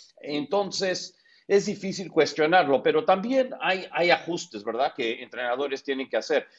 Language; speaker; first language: Spanish; early bilingual, heritage; Spanish